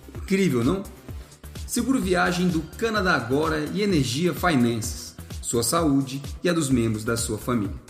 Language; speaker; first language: Portuguese; native; Portuguese